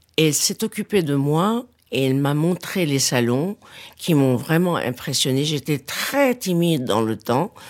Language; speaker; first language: French; non-native, local second language; Arabic